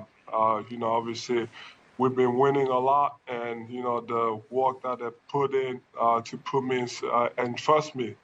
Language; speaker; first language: English; non-native, local second language; French